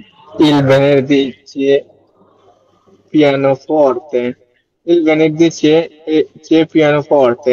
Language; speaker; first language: Italian; non-native, learner; Bangla